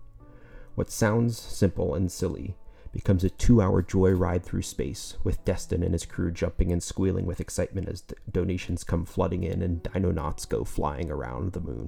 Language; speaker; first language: English; native; English